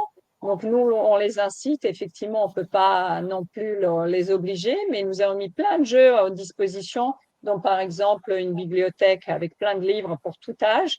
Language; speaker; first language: French; native; French